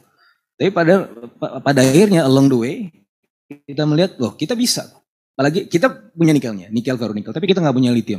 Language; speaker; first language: Indonesian; native; Indonesian